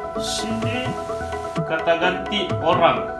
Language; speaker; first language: Indonesian; non-native, learner; Turkish